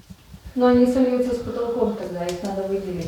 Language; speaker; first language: Russian; native; Russian